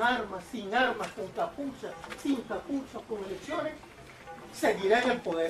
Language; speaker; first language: Spanish; native; Spanish